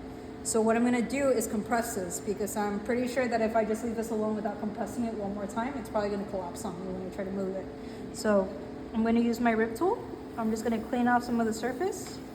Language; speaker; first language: English; native; English